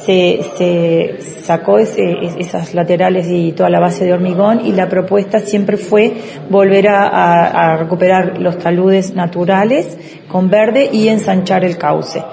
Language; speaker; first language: Spanish; native; Spanish